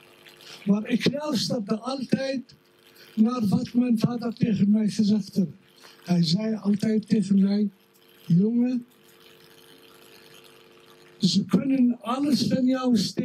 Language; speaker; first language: Dutch; non-native, fluent; Arabic